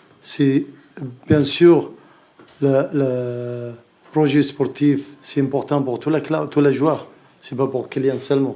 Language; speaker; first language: French; non-native, learner; Arabic